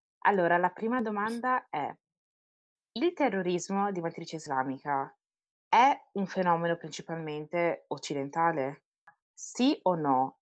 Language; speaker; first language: Italian; early bilingual, other home language; French